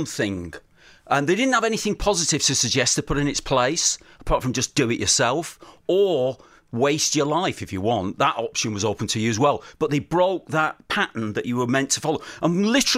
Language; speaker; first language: English; native; English